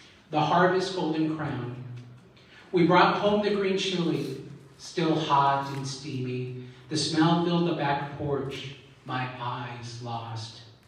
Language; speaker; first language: English; early bilingual, other home language; Spanish